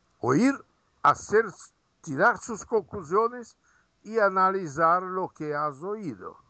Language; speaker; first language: Spanish; non-native, fluent; Portuguese